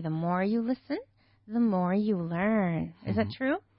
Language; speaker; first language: English; native; English